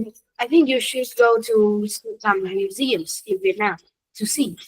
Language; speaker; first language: English; non-native, learner; Vietnamese